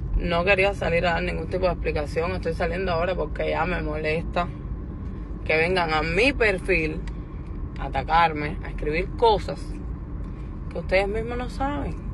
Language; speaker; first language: Spanish; native; Spanish